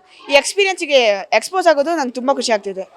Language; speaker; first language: Kannada; native; Kannada